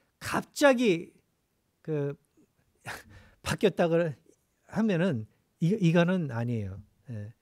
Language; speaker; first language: Korean; native; Korean